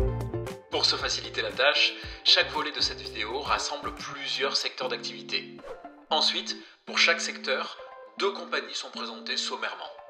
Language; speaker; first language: French; native; French